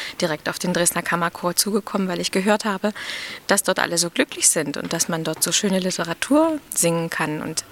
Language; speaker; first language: German; native; German